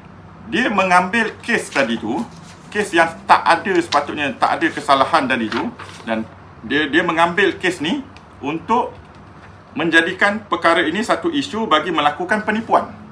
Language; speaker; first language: Malay; native; Malay